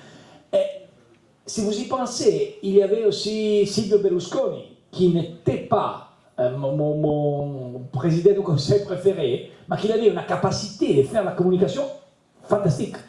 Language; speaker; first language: French; non-native, learner; Italian